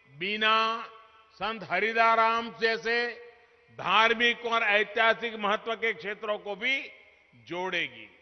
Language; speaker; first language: Hindi; native; Hindi